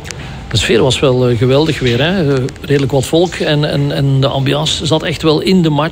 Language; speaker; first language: Dutch; native; Dutch